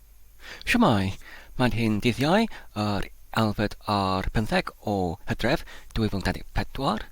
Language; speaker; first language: Welsh; non-native, learner; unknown